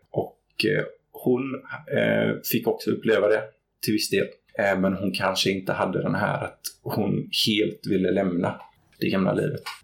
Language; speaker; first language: Swedish; native; Swedish